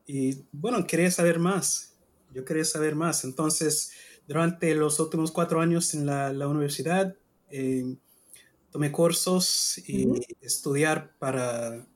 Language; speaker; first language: Spanish; non-native, learner; English